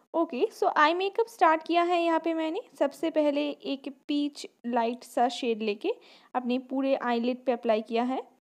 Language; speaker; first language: Hindi; non-native, local second language; Bangla